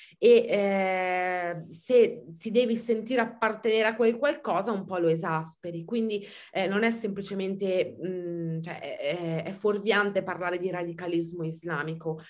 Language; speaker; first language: Italian; native; Italian